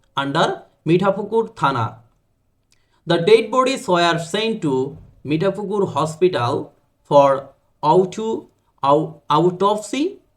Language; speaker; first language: English; non-native, local second language; Bangla